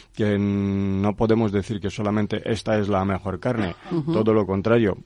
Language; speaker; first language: Spanish; non-native, fluent; Romanian